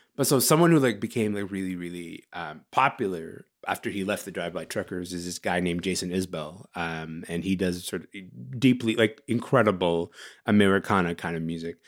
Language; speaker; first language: English; early bilingual, other home language; Arabic